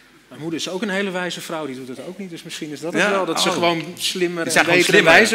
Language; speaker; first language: Dutch; native; Dutch